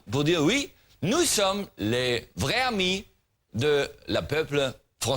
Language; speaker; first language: French; non-native, learner; German